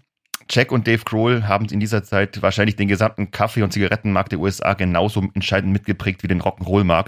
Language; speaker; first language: German; native; German